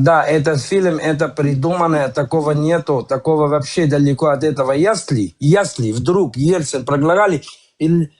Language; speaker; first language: Russian; non-native, learner; Kurdish